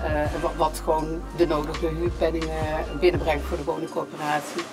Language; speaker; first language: Dutch; native; Dutch